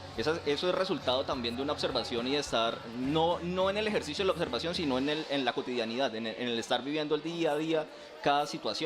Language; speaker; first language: Spanish; native; Spanish